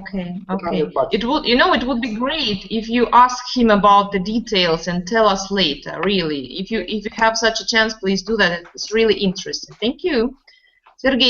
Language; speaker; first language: English; non-native, fluent; Russian